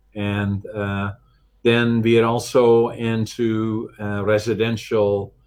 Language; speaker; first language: English; non-native, fluent; Dutch